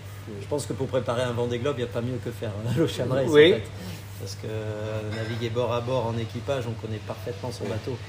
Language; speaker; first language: French; native; French